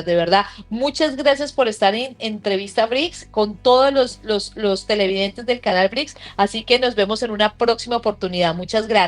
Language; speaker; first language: Spanish; native; Spanish